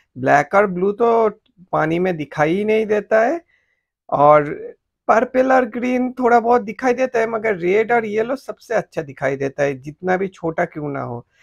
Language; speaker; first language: Hindi; native; Hindi